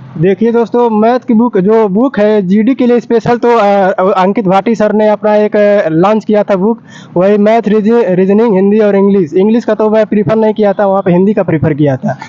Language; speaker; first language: Hindi; native; Hindi